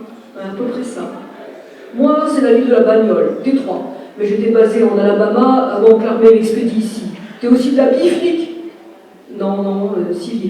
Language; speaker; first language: French; native; French